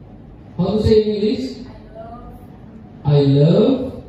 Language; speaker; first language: English; non-native, learner; Indonesian